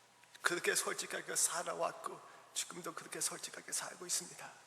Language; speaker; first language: Korean; early bilingual, heritage; Korean